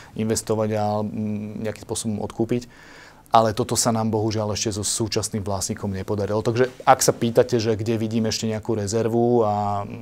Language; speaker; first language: Slovak; native; Slovak